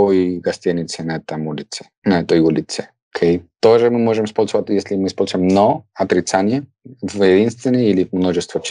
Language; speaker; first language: Russian; non-native, fluent; Spanish